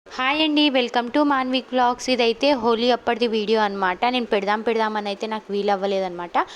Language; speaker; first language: Telugu; non-native, local second language; Lambadi